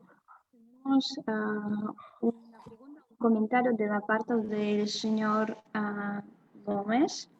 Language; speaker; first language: Spanish; non-native, fluent; Russian